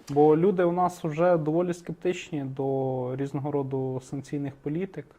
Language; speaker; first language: Ukrainian; native; Ukrainian